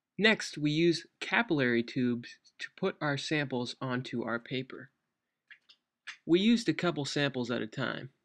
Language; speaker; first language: English; native; English